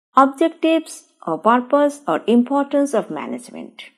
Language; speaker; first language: English; non-native, local second language; Bangla